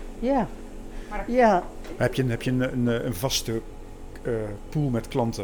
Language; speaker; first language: Dutch; non-native, learner; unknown